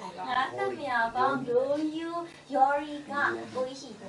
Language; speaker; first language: Japanese; non-native, learner; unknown